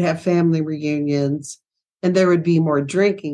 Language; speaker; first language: English; native; English